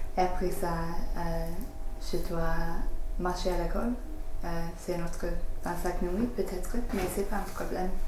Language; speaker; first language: French; non-native, learner; English